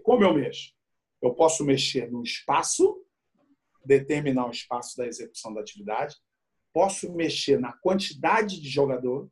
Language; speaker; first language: Portuguese; native; Portuguese